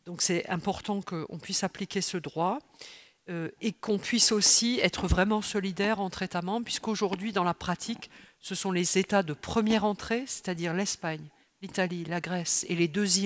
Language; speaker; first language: French; native; French